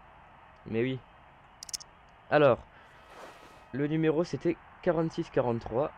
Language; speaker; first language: French; native; French